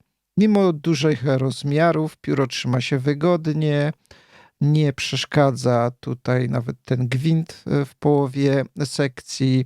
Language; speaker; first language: Polish; native; Polish